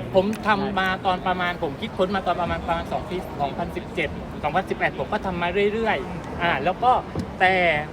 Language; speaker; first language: Thai; native; Thai